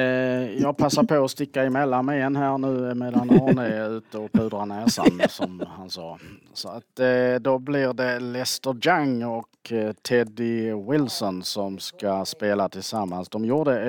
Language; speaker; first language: Swedish; native; Swedish